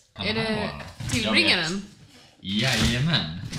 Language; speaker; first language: Swedish; native; Swedish